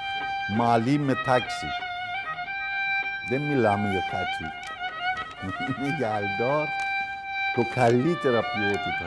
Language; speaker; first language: Greek; non-native, fluent; Persian